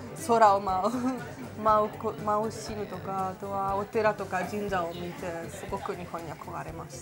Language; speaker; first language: Japanese; non-native, fluent; Italian